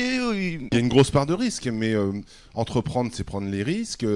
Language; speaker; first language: French; native; French